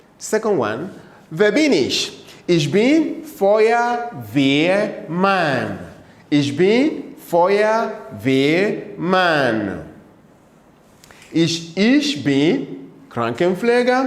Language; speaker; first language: German; non-native, fluent; English